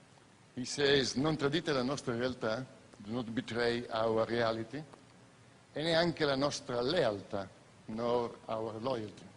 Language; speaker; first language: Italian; native; Italian